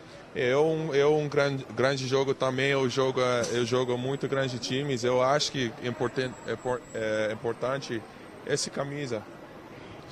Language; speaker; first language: Portuguese; non-native, learner; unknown